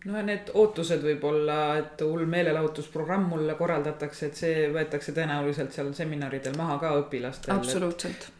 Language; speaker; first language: Estonian; native; Estonian